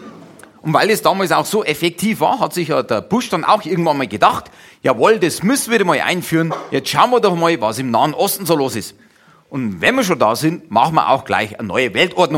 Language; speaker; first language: German; native; German